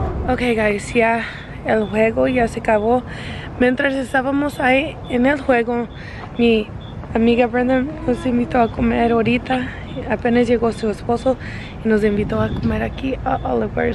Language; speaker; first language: Spanish; early bilingual, heritage; English